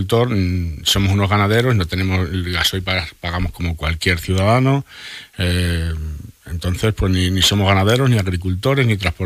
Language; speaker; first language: Spanish; native; Spanish